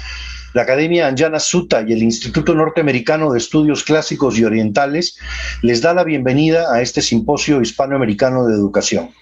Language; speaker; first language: Spanish; native; Spanish